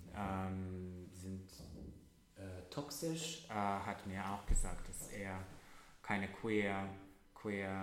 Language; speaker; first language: German; non-native, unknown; Russian